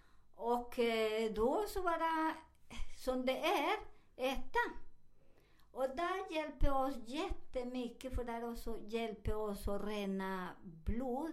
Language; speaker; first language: Swedish; non-native, learner; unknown